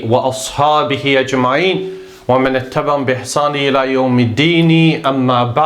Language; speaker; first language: Arabic; non-native, fluent; English